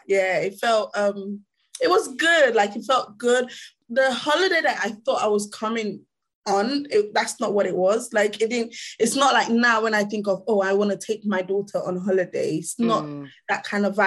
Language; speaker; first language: English; non-native, local second language; Krio